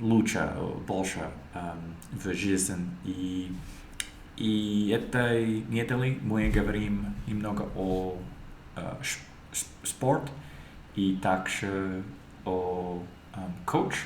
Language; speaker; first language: Russian; non-native, learner; English